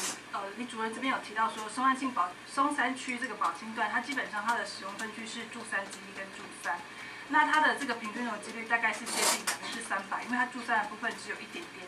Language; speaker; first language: Chinese; native; Chinese